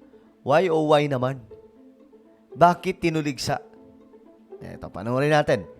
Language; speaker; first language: Filipino; native; Filipino